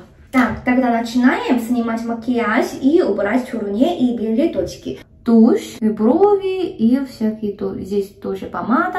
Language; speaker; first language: Russian; non-native, fluent; Korean